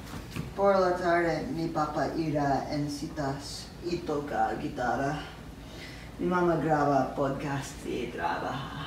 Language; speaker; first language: Spanish; non-native, learner; English